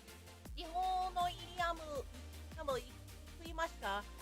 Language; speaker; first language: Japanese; non-native, learner; English